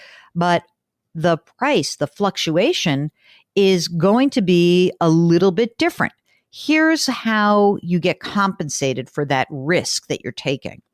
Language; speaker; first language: English; native; English